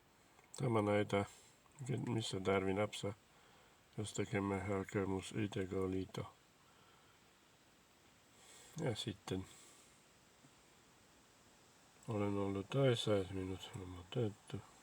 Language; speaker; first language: Finnish; non-native, learner; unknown